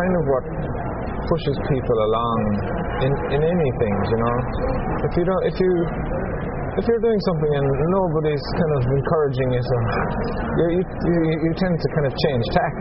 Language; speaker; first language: English; native; English